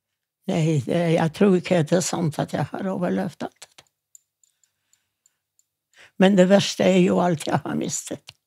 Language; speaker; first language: Norwegian; non-native, fluent; Yiddish